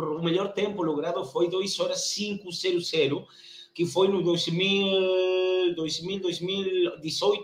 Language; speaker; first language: Portuguese; non-native, learner; Spanish